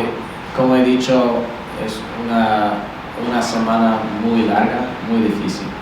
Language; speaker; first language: Spanish; non-native, learner; English